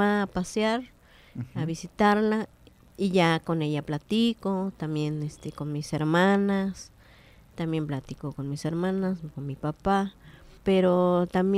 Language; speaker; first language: Spanish; non-native, local second language; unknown